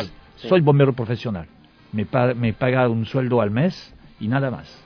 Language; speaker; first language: Spanish; non-native, learner; French